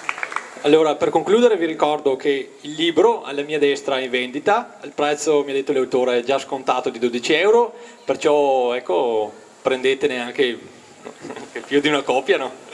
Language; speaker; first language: Italian; native; Italian